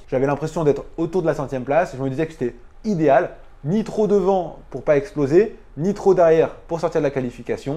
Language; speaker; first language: French; native; French